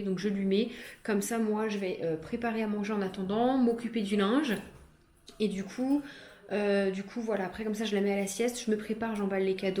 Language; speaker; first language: French; native; French